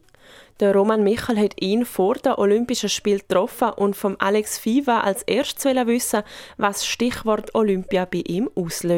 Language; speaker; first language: German; native; German